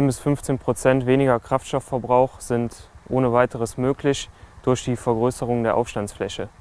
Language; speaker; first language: German; native; German